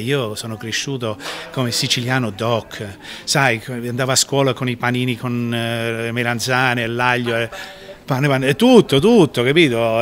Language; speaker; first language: Italian; non-native, fluent; Sicilian